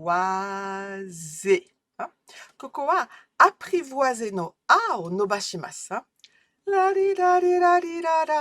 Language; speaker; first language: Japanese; non-native, fluent; French